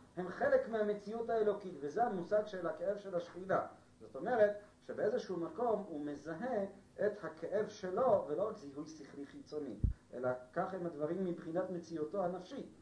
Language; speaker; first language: Hebrew; non-native, fluent; Spanish